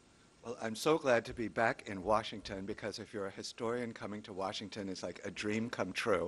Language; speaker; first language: English; native; English